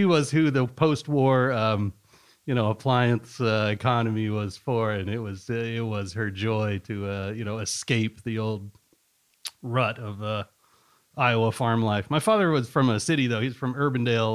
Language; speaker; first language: English; native; English